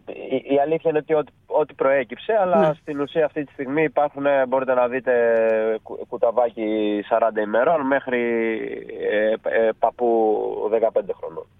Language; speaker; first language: Greek; native; Greek